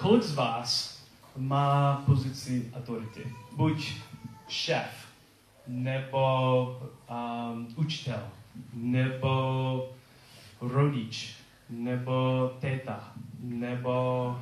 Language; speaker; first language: Czech; non-native, learner; English